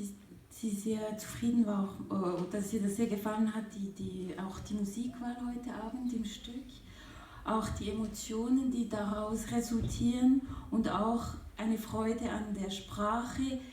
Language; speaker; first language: German; non-native, fluent; French